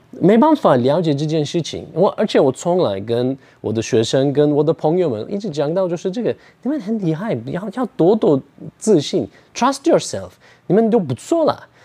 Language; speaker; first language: Chinese; non-native, fluent; Turkish